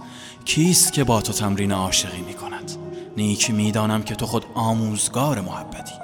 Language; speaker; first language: Persian; native; Persian